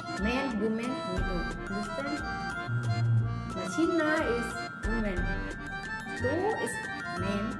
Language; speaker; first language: English; non-native, learner; Thai